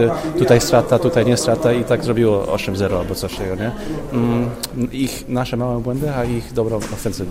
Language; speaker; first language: Polish; non-native, learner; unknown